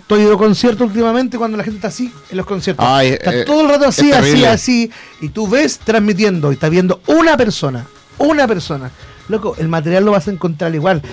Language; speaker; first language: Spanish; native; Spanish